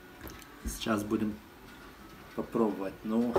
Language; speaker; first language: Russian; non-native, fluent; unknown